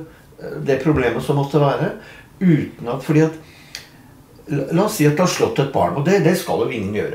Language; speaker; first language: Norwegian; native; Norwegian